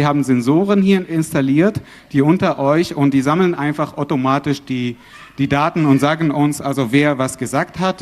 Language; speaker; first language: German; non-native, fluent; Arabic